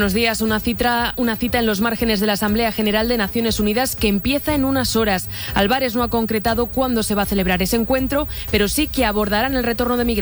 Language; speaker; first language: Spanish; native; Spanish